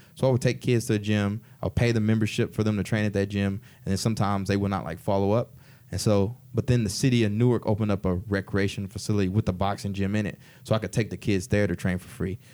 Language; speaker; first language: English; native; English